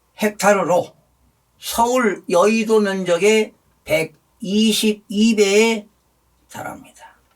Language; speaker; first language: Korean; native; Korean